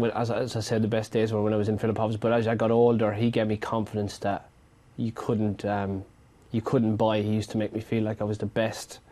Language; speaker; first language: English; native; English